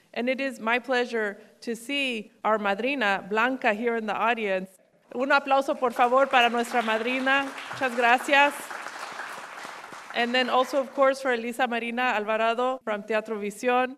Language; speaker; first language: English; early bilingual, other home language; Spanish